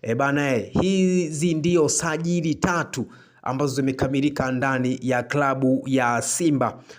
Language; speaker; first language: Swahili; native; Swahili